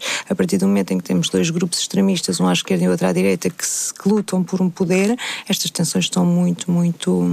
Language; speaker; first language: Portuguese; native; Portuguese